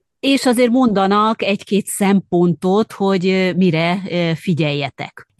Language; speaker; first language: Hungarian; native; Hungarian